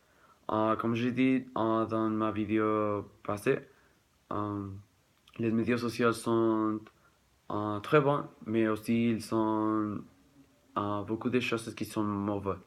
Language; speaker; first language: French; non-native, learner; Spanish